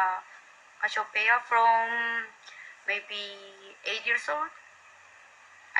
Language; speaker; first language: English; non-native, learner; Korean